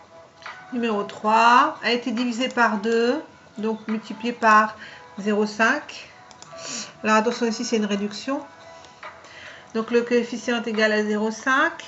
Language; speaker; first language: French; native; French